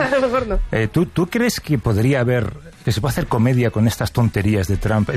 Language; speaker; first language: Spanish; native; Spanish